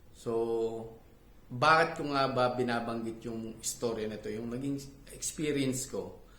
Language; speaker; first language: Filipino; native; Filipino